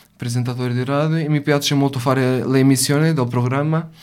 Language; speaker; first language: Italian; non-native, learner; Portuguese